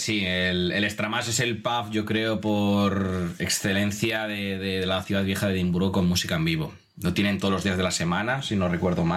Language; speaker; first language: Spanish; native; Spanish